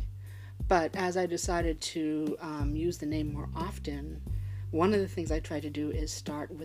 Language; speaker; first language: English; native; English